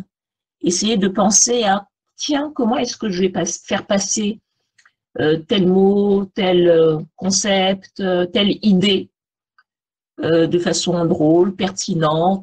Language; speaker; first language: French; native; French